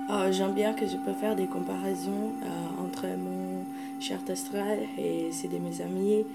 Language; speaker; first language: French; non-native, learner; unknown